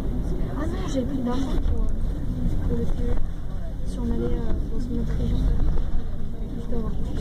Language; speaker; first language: French; native; French